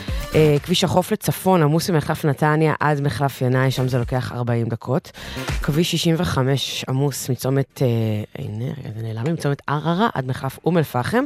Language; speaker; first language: Hebrew; native; Hebrew